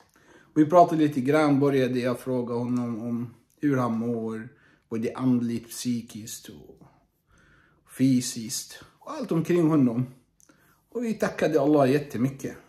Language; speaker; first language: Swedish; non-native, fluent; Arabic